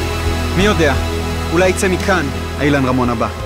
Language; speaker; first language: Hebrew; native; Hebrew